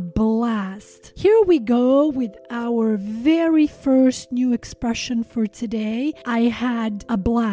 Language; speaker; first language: English; non-native, fluent; Albanian